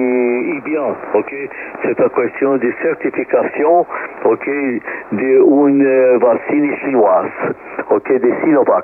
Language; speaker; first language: French; non-native, learner; Portuguese